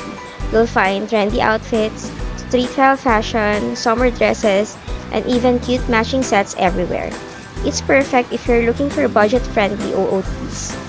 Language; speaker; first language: English; non-native, local second language; Filipino